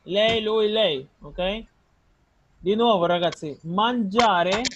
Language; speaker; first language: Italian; non-native, fluent; Spanish